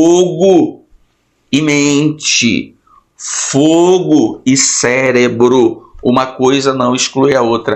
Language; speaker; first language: Portuguese; native; Portuguese